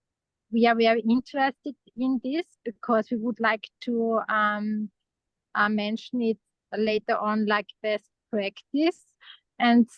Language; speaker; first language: English; non-native, fluent; German